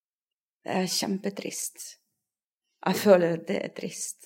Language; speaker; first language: Norwegian; non-native, fluent; Russian